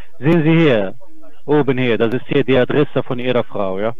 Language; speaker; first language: German; non-native, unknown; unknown